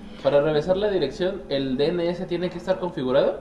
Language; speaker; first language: Spanish; native; Spanish